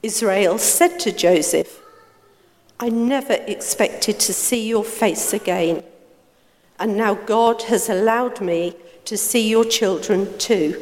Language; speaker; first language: English; native; English